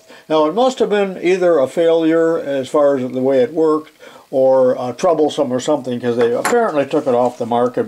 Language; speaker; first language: English; native; English